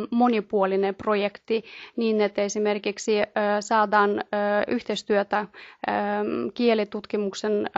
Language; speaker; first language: Finnish; non-native, fluent; Russian